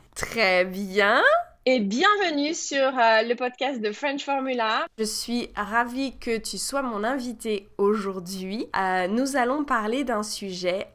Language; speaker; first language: French; native; French